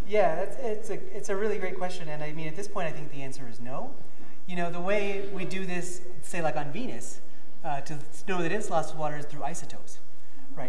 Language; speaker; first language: English; native; English